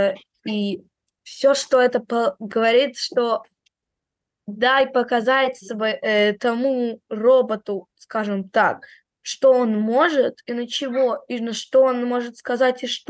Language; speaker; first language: Russian; early bilingual, heritage; Russian